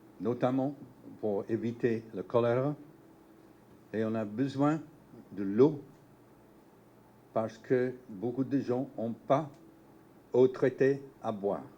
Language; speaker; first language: French; non-native, learner; English